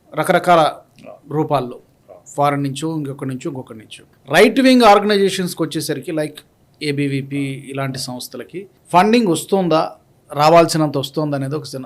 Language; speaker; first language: Telugu; native; Telugu